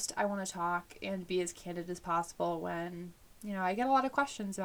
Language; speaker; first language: English; native; English